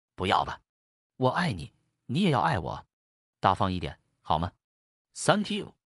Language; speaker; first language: Chinese; non-native, learner; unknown